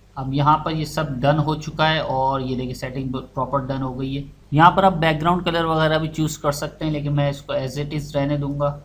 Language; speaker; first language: Urdu; non-native, local second language; Punjabi